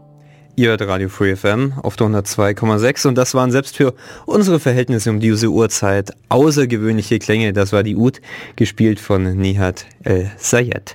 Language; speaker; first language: German; native; German